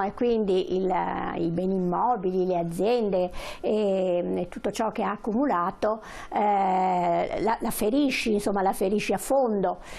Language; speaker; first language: Italian; native; Italian